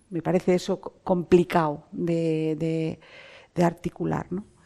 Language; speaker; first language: Spanish; native; Spanish